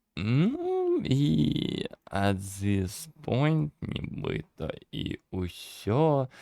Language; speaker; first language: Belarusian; non-native, local second language; Russian